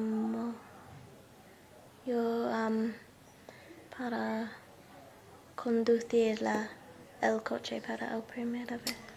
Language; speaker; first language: Spanish; non-native, learner; English